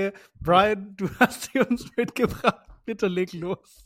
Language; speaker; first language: German; native; German